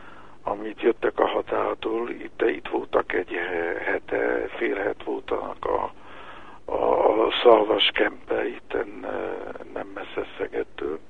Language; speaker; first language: Hungarian; early bilingual, heritage; Hebrew